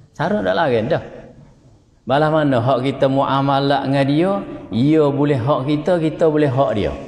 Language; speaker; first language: Malay; native; Malay